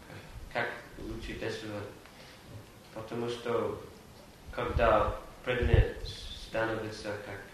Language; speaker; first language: Russian; non-native, fluent; English